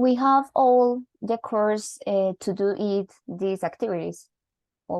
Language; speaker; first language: English; non-native, learner; Spanish